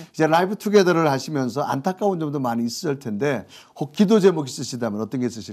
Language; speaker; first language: Korean; native; Korean